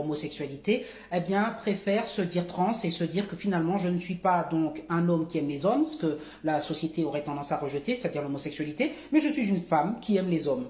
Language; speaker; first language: French; native; French